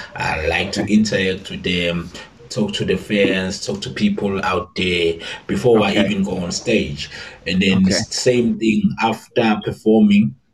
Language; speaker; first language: English; non-native, local second language; Zulu